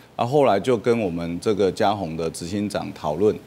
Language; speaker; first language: Chinese; native; Chinese